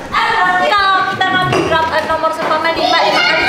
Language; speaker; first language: Indonesian; native; Indonesian